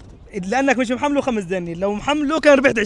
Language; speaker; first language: Arabic; native; Arabic